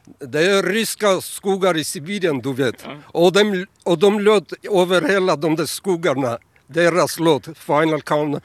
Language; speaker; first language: Swedish; non-native, fluent; Armenian